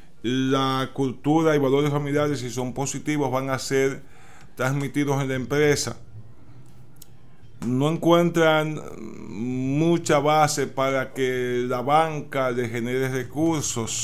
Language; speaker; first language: Spanish; native; Spanish